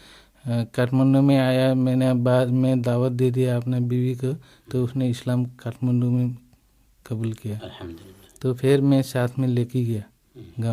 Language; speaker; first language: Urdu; non-native, learner; Nepali